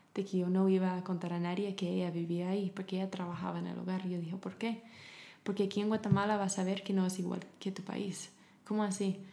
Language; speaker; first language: Spanish; non-native, fluent; English